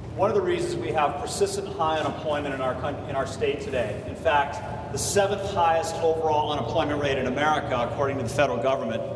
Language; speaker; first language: English; native; English